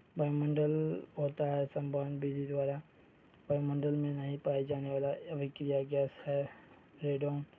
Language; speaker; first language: Hindi; native; Hindi